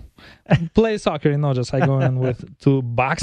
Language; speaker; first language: English; non-native, learner; Kazakh